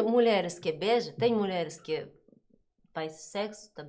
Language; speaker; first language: Portuguese; non-native, learner; Russian